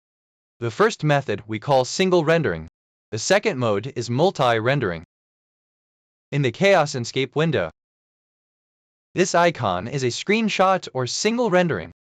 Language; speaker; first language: English; non-native, learner; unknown